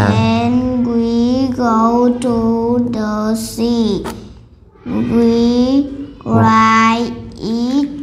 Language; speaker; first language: English; non-native, learner; Vietnamese